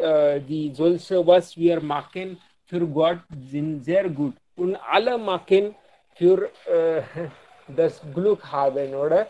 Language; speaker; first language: German; non-native, learner; Hindi